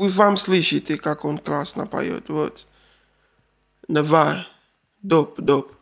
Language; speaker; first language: Russian; non-native, learner; Arabic